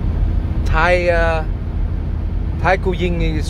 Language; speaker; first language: English; non-native, learner; Vietnamese